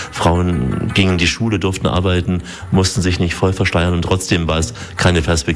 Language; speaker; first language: German; native; German